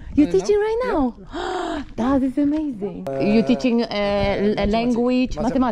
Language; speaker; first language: English; non-native, learner; Polish